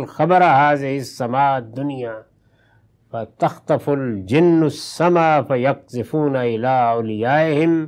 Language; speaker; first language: Urdu; non-native, local second language; Punjabi